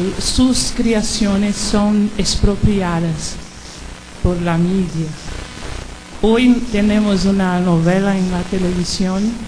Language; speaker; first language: Spanish; non-native, fluent; Portuguese